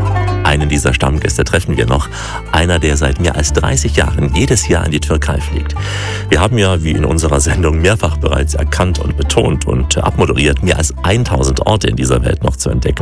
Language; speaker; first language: German; native; German